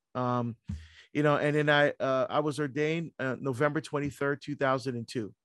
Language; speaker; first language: English; native; English